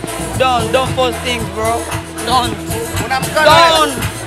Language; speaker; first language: English; non-native, learner; Swahili